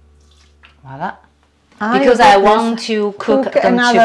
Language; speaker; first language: English; non-native, learner; Chinese